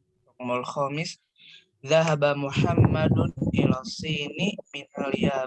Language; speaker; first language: Arabic; non-native, learner; Indonesian